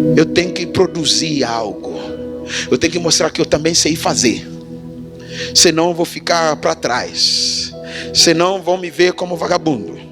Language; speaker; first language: Portuguese; non-native, fluent; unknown